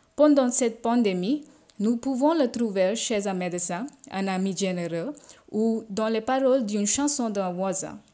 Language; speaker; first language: French; non-native, fluent; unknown